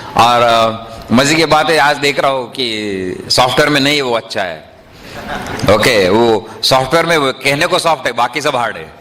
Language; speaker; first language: Hindi; non-native, local second language; Marathi